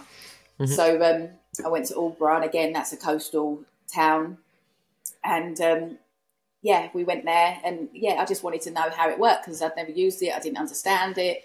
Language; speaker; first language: English; native; English